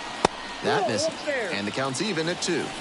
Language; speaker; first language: English; native; English